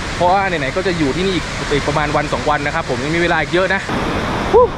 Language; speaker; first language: Thai; native; Thai